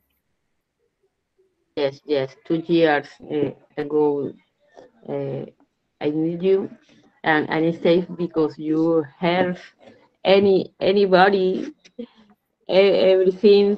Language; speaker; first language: English; non-native, learner; Spanish